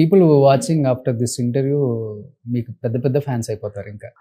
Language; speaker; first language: Telugu; native; Telugu